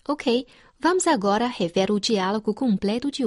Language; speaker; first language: Portuguese; non-native, fluent; Chinese